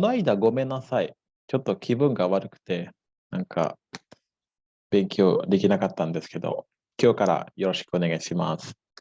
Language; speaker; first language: Japanese; non-native, fluent; Indonesian